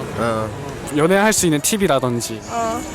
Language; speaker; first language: Korean; native; Korean